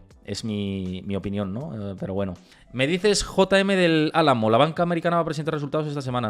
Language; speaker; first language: Spanish; native; Spanish